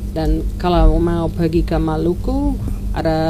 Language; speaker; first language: Indonesian; non-native, learner; English